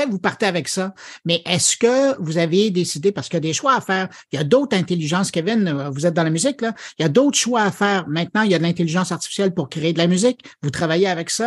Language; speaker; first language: French; native; French